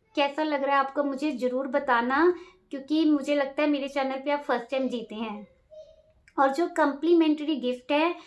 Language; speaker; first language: Hindi; native; Hindi